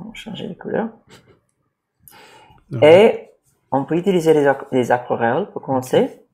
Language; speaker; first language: French; non-native, learner; English